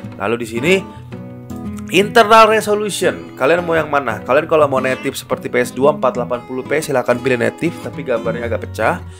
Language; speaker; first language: Indonesian; native; Indonesian